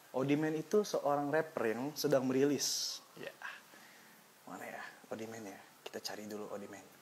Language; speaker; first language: Indonesian; native; Indonesian